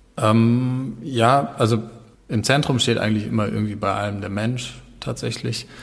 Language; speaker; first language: German; native; German